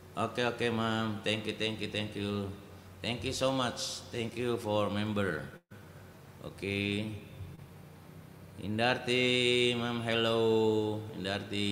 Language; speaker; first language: English; non-native, learner; Indonesian